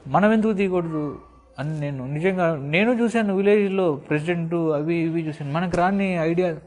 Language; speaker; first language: Telugu; native; Telugu